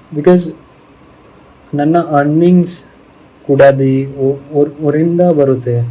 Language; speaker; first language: Kannada; non-native, local second language; Hindi